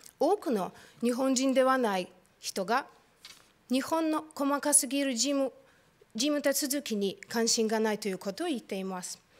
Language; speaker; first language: Japanese; non-native, fluent; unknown